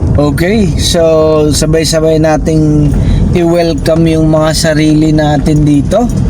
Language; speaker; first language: Filipino; native; Filipino